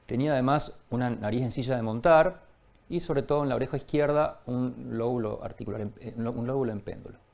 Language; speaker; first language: Spanish; native; Spanish